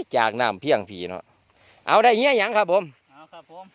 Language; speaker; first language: Thai; native; Thai